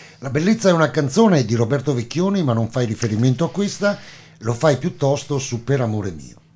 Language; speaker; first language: Italian; native; Italian